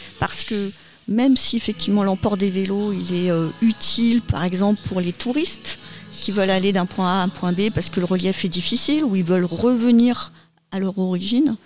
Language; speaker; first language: French; native; French